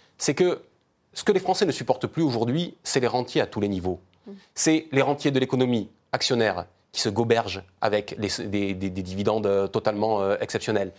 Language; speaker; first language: French; native; French